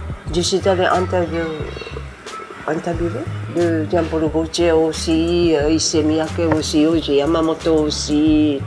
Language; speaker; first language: French; non-native, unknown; Japanese